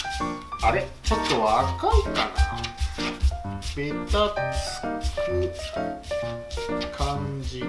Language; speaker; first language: Japanese; native; Japanese